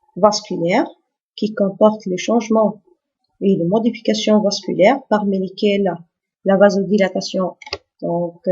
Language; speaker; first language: French; non-native, local second language; Arabic